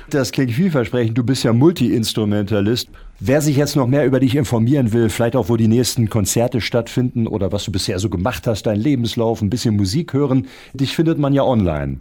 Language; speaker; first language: German; native; German